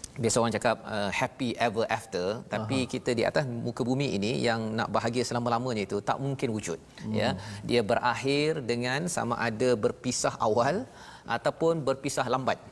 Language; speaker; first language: Malay; native; Malay